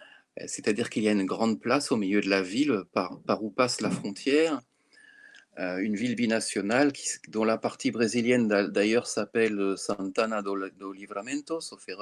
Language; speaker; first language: French; native; French